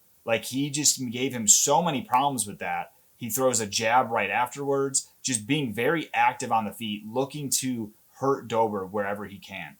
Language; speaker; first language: English; native; English